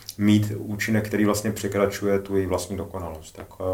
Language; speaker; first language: Czech; native; Czech